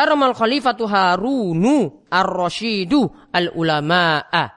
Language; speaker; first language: Arabic; non-native, fluent; Indonesian